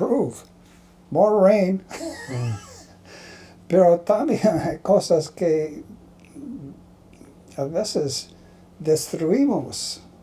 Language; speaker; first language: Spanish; non-native, learner; English